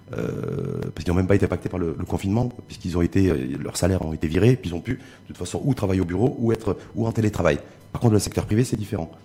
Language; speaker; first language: French; non-native, local second language; Arabic